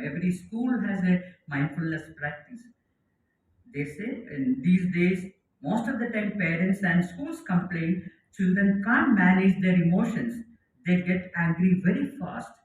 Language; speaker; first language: English; non-native, local second language; Malayalam